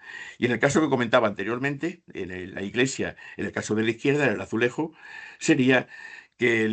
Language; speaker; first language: Spanish; native; Spanish